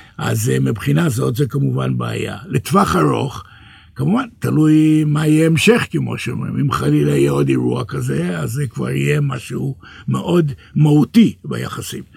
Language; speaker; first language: Hebrew; early bilingual, other home language; English